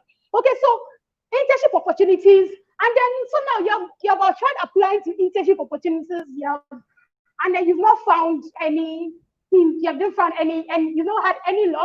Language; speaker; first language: English; non-native, local second language; Yoruba